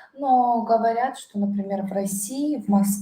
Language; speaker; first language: Russian; native; Russian